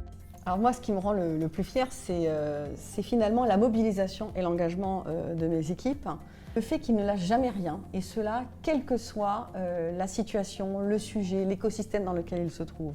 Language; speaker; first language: French; native; French